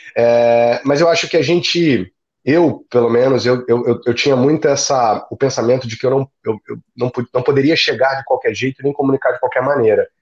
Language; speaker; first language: Portuguese; native; Portuguese